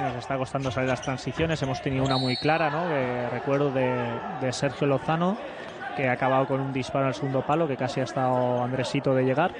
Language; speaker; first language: Spanish; native; Spanish